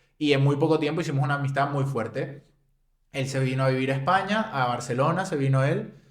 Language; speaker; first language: Spanish; native; Spanish